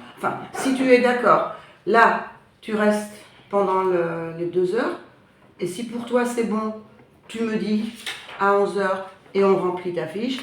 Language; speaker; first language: French; native; French